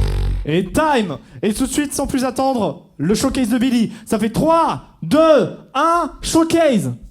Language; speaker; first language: French; native; French